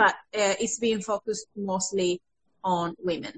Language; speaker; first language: English; non-native, fluent; Spanish